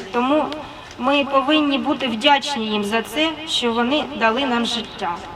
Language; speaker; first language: Ukrainian; native; Ukrainian